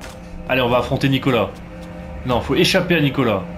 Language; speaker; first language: French; native; French